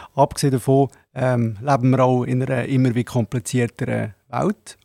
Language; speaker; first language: German; native; German